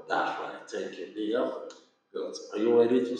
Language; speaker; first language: English; non-native, fluent; Vietnamese